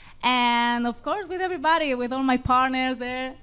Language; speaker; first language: English; non-native, fluent; Spanish